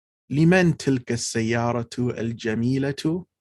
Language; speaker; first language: Arabic; non-native, fluent; English